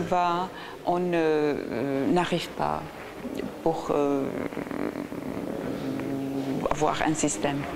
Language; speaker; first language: French; non-native, learner; Czech